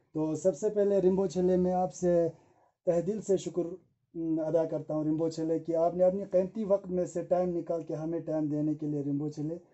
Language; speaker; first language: Hindi; non-native, local second language; Ladakhi